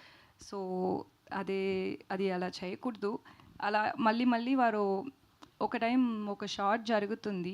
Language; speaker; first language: Telugu; non-native, learner; Tamil